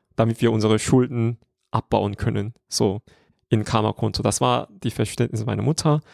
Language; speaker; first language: German; non-native, fluent; Korean